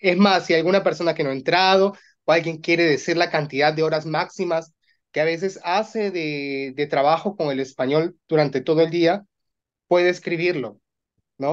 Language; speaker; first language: Spanish; non-native, fluent; Portuguese